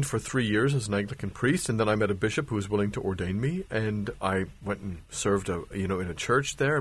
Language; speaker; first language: English; native; English